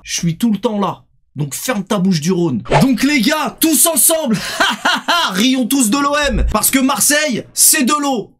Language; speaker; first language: French; native; French